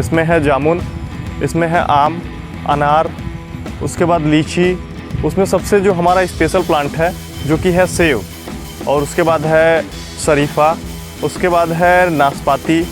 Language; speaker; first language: Hindi; native; Hindi